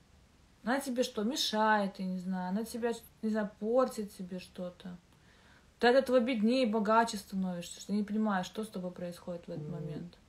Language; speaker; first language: Russian; native; Russian